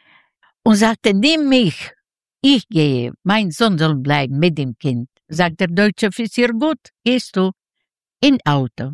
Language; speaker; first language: German; non-native, learner; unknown